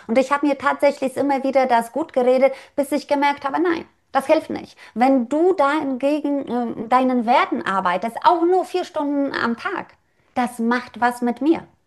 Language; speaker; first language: German; non-native, fluent; Polish